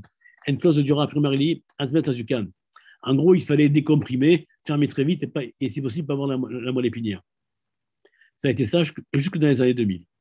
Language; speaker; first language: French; native; French